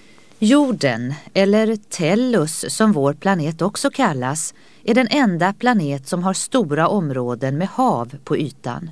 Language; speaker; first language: Swedish; native; Swedish